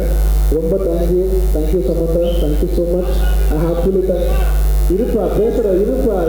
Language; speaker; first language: Tamil; non-native, local second language; Telugu